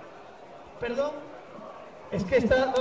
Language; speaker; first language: Spanish; native; Spanish